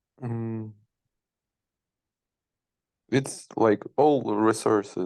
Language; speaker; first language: English; non-native, learner; Ukrainian